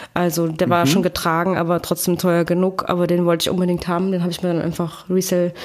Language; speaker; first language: German; native; German